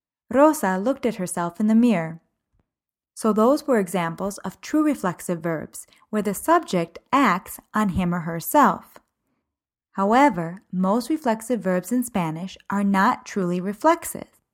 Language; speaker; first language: English; native; English